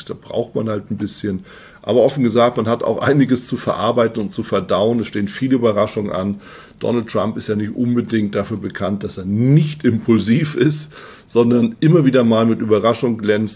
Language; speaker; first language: German; native; German